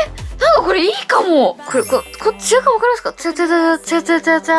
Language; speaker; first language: Japanese; native; Japanese